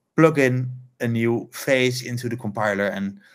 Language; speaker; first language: English; non-native, fluent; Dutch